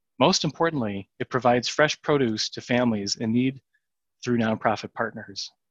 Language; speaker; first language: English; native; English